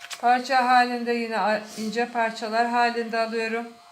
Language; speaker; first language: Turkish; native; Turkish